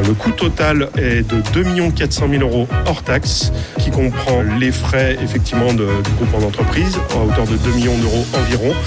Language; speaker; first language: French; native; French